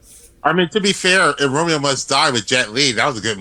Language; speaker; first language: English; native; English